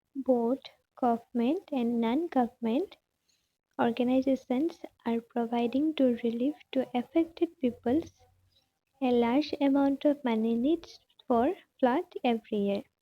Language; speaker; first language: English; non-native, local second language; Assamese